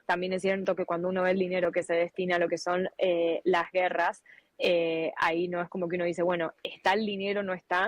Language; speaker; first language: Spanish; native; Spanish